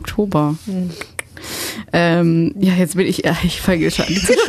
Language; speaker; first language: German; non-native, fluent; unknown